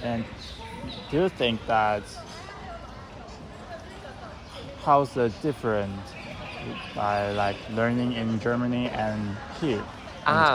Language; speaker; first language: English; non-native, learner; Chinese